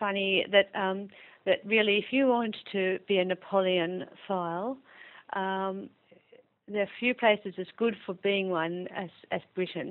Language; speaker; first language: English; native; English